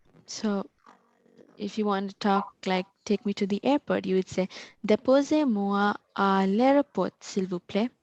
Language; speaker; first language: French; non-native, learner; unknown